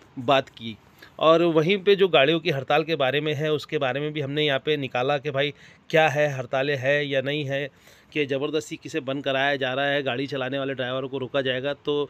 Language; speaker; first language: Hindi; native; Hindi